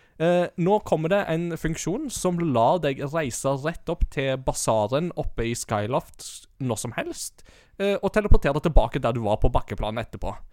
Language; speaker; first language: Norwegian; native; Norwegian